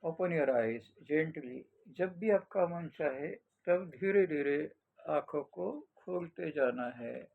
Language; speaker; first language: Hindi; non-native, local second language; Marathi